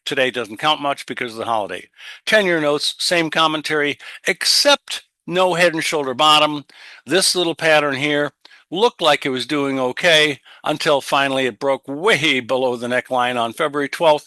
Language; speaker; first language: English; native; English